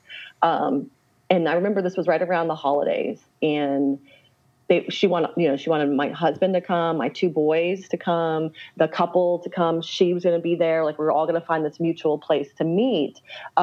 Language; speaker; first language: English; native; English